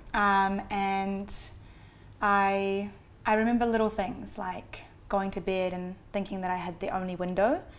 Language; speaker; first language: English; native; English